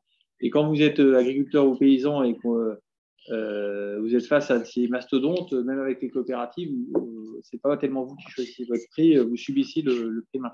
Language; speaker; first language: French; native; French